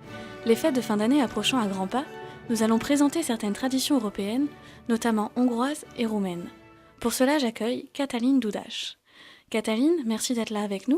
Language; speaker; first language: French; native; French